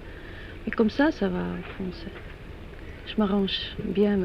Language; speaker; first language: French; non-native, fluent; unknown